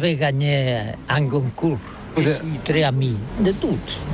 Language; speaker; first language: French; non-native, learner; Catalan